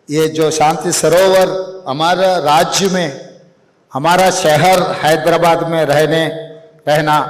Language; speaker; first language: Hindi; non-native, local second language; Telugu